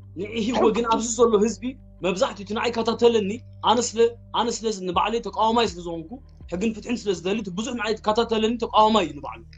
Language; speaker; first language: Tigrinya; native; Tigrinya